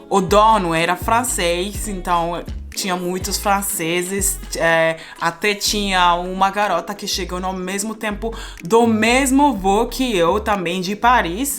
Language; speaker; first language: Portuguese; non-native, fluent; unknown